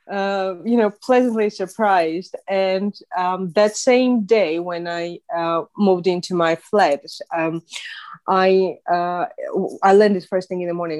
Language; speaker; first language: English; non-native, fluent; Russian